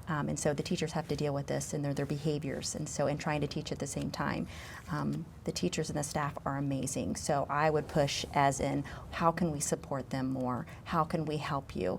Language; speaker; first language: English; native; English